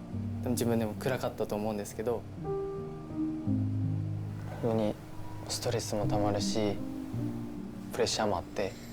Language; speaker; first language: Japanese; native; Japanese